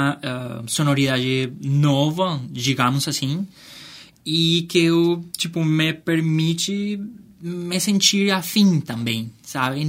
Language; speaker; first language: Portuguese; non-native, fluent; Spanish